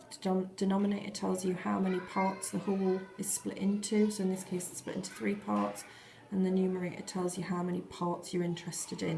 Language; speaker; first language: English; native; English